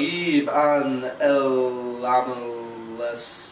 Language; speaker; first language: Arabic; non-native, learner; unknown